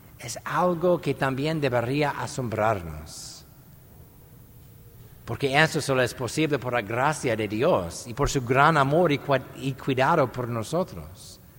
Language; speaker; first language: Spanish; non-native, fluent; English